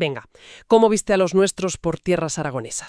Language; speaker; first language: Spanish; native; Spanish